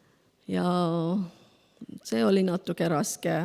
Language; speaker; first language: Estonian; non-native, learner; Spanish